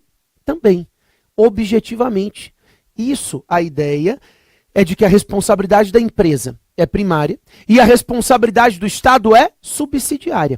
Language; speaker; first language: Portuguese; native; Portuguese